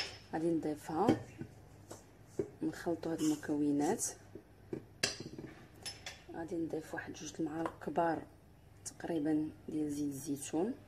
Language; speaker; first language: Arabic; native; Arabic